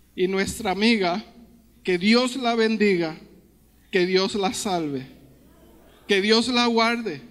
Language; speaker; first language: Spanish; early bilingual, heritage; Spanish